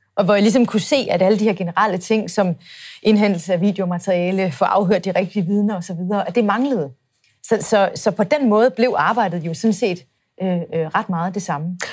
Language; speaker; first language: Danish; native; Danish